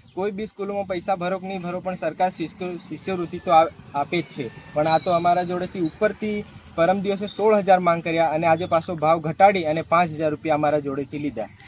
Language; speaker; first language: Gujarati; non-native, local second language; Bhili